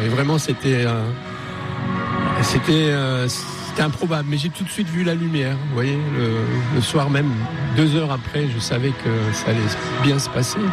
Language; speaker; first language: French; native; French